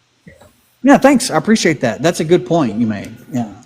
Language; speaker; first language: English; native; English